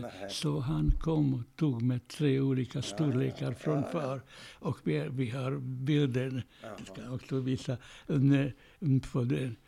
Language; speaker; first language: Swedish; non-native, fluent; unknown